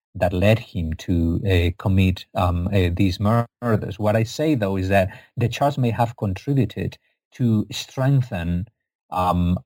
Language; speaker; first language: English; non-native, fluent; Spanish